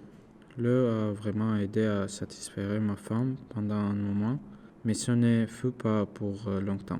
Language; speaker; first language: French; non-native, learner; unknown